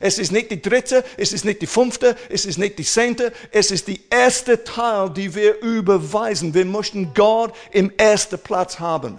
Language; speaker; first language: German; non-native, fluent; English